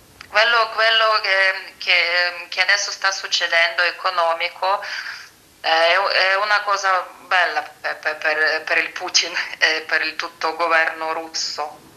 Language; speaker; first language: Italian; non-native, fluent; Ukrainian